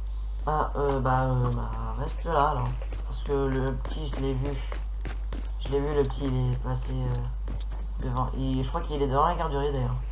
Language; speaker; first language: French; native; French